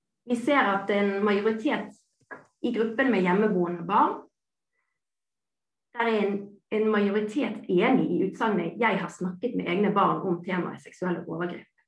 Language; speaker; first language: Norwegian; native; Norwegian